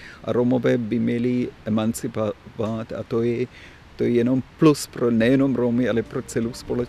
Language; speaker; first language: Czech; non-native, fluent; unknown